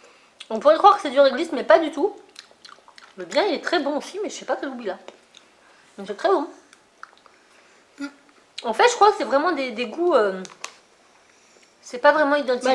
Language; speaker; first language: French; native; French